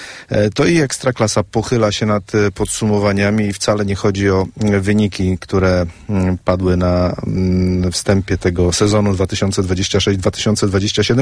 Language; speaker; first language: Polish; native; Polish